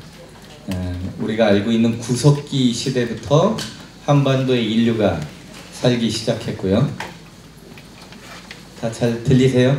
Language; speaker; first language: Korean; native; Korean